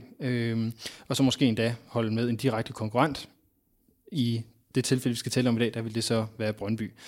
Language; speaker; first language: Danish; native; Danish